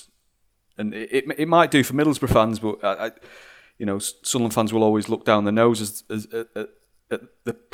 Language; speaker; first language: English; native; English